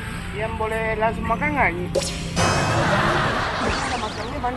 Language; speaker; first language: Indonesian; non-native, learner; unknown